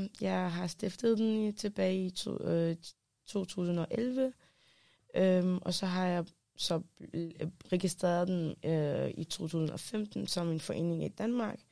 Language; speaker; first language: Danish; early bilingual, other home language; Arabic